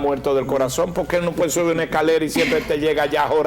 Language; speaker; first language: Spanish; native; Spanish